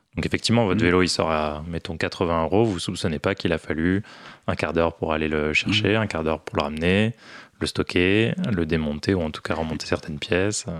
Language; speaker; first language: French; native; French